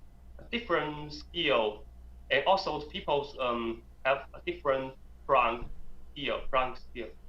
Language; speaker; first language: English; non-native, learner; Chinese